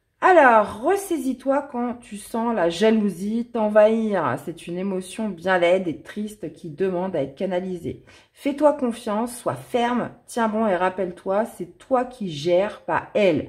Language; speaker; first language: French; native; French